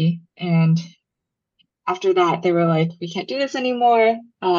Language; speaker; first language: English; early bilingual, other home language; Japanese